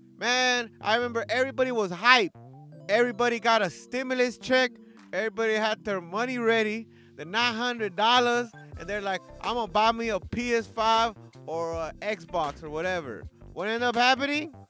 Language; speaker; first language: English; early bilingual, other home language; Spanish